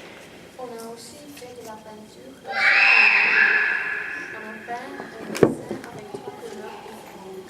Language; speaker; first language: French; non-native, local second language; Dutch